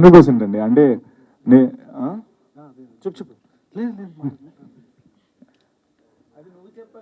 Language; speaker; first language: Telugu; native; Telugu